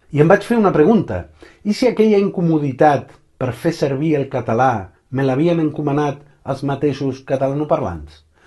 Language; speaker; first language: Catalan; early bilingual, other home language; Spanish